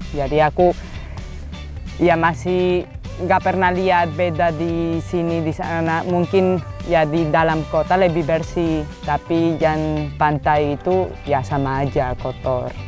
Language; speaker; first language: Indonesian; non-native, fluent; Basque